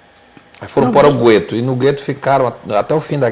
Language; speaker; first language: Portuguese; native; Portuguese